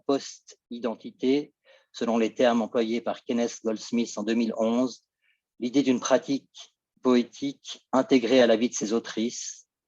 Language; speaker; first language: French; native; French